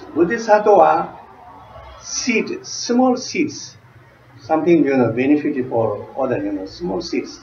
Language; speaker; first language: English; non-native, learner; Tibetan